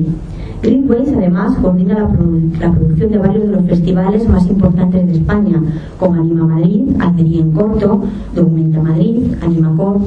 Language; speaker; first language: Spanish; native; Spanish